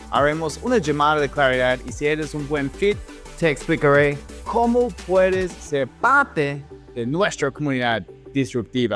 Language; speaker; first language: Spanish; non-native, fluent; English